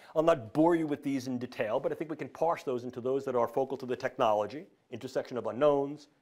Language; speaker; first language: English; native; English